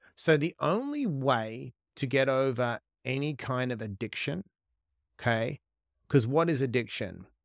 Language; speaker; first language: English; native; English